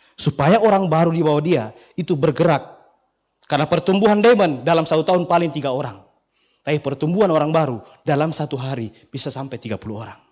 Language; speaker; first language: Indonesian; non-native, local second language; Buginese